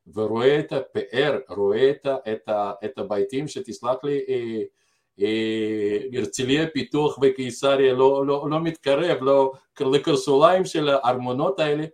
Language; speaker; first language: Hebrew; non-native, fluent; Russian